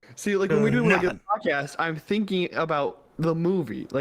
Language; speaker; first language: English; native; English